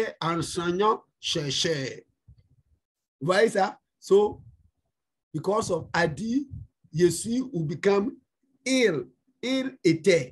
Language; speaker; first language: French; non-native, fluent; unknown